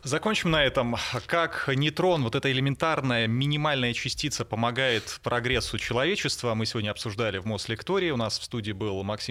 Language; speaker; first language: Russian; native; Russian